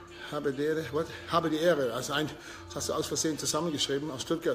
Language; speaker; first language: German; early bilingual, heritage; German